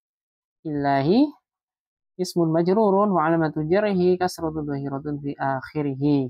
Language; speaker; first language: Arabic; non-native, fluent; Indonesian